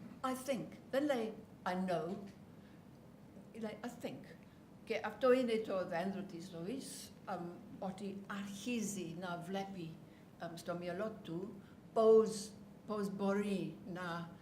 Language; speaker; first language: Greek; non-native, learner; English